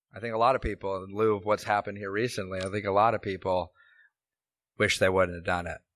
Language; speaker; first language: English; native; English